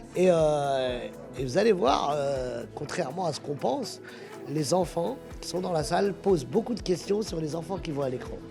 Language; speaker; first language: French; early bilingual, other home language; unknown